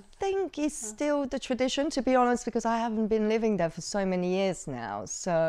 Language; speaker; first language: English; early bilingual, other home language; Cantonese